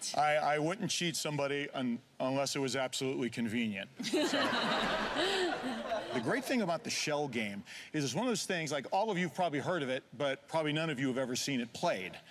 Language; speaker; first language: English; native; English